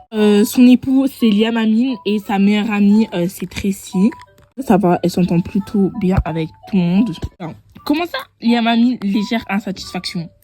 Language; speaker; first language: French; native; French